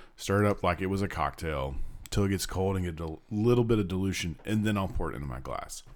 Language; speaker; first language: English; native; English